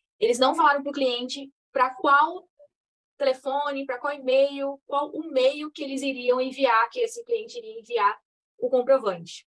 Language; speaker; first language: Portuguese; native; Portuguese